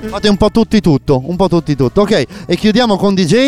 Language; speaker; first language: Italian; native; Italian